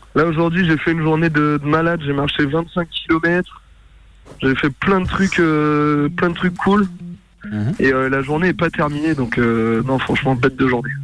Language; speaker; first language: French; native; French